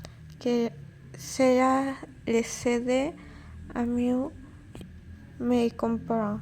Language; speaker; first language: French; non-native, learner; Spanish